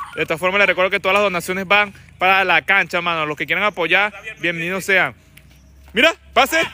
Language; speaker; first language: Spanish; native; Spanish